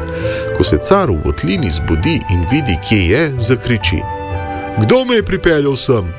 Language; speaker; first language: Slovenian; native; Slovenian